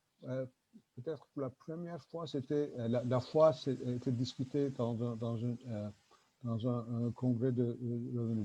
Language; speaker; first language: French; non-native, learner; Turkish